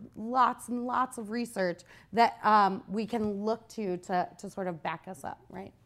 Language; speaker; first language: English; native; English